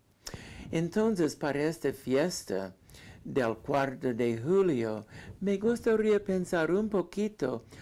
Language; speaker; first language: Spanish; non-native, fluent; English